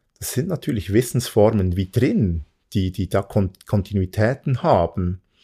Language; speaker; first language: German; early bilingual, other home language; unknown